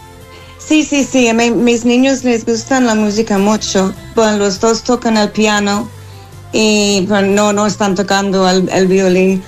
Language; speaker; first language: Spanish; non-native, fluent; English